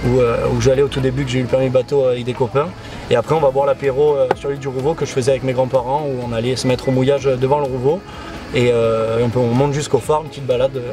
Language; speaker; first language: French; native; French